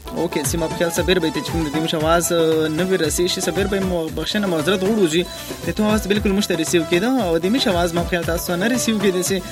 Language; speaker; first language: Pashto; non-native, local second language; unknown